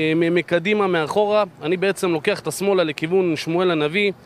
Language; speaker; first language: Hebrew; native; Hebrew